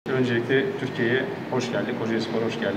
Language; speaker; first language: Turkish; non-native, learner; Greek